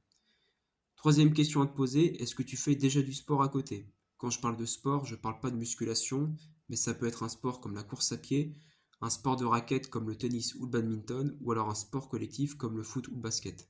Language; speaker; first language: French; native; French